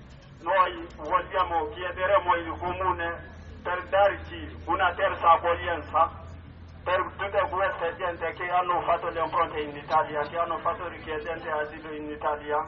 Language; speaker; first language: Italian; non-native, learner; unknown